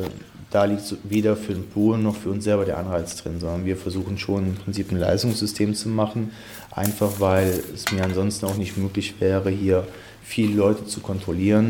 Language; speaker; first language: German; native; German